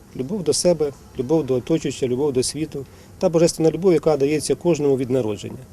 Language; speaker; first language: Ukrainian; non-native, local second language; Russian